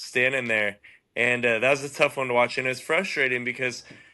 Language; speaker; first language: English; native; English